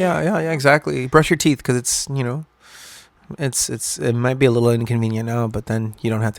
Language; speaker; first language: English; native; English